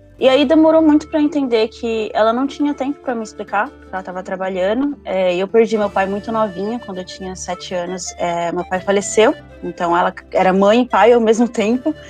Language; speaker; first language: Portuguese; early bilingual, other home language; Spanish